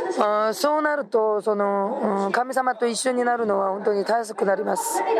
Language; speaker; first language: Japanese; non-native, fluent; Korean